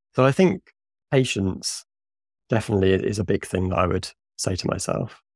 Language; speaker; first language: English; native; English